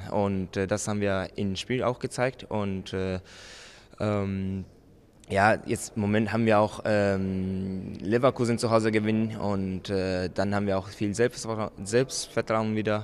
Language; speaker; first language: German; non-native, fluent; Japanese